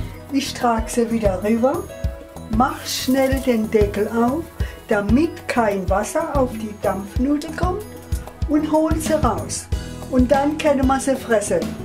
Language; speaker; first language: German; native; German